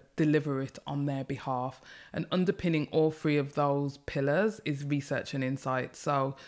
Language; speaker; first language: English; native; English